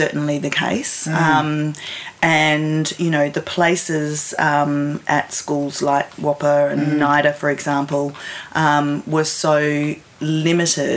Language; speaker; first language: English; native; English